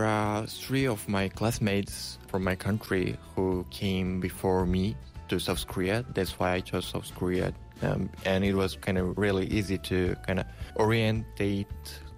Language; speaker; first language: English; non-native, fluent; Uzbek